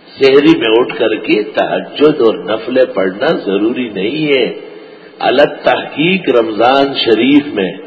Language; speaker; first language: Urdu; non-native, local second language; Pashto